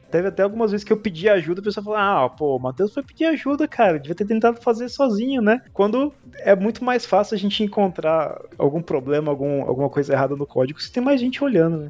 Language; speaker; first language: Portuguese; native; Portuguese